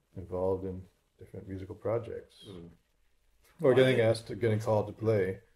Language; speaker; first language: English; native; English